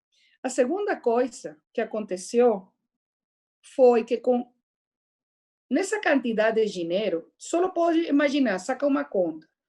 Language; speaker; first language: Portuguese; non-native, fluent; Spanish